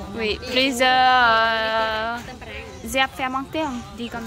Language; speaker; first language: French; non-native, learner; Khmer